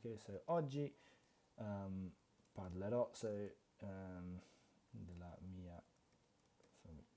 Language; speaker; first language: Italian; non-native, fluent; English